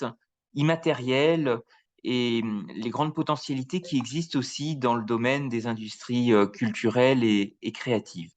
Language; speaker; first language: French; native; French